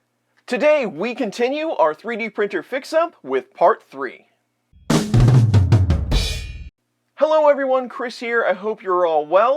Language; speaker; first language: English; native; English